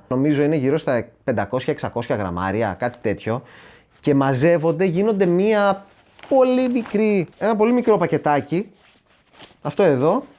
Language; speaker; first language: Greek; native; Greek